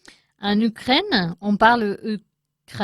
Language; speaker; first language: French; non-native, learner; Spanish